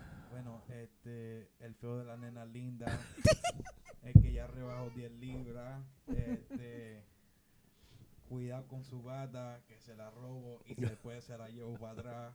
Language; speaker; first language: Spanish; early bilingual, heritage; Spanish